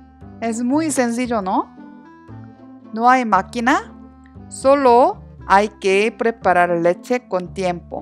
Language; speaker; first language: Spanish; non-native, learner; Korean